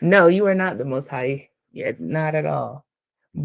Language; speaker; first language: English; native; English